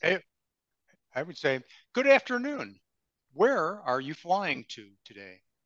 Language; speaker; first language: English; native; English